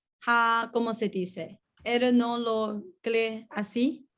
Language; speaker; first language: Spanish; non-native, learner; English